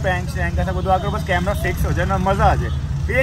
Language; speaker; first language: Urdu; non-native, local second language; Punjabi